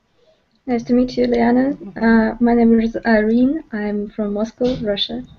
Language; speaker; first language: English; non-native, learner; Russian